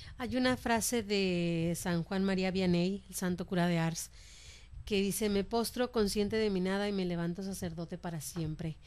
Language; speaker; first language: Spanish; native; Spanish